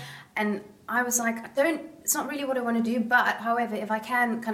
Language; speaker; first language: English; native; English